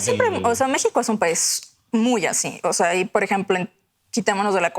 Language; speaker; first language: Spanish; native; Spanish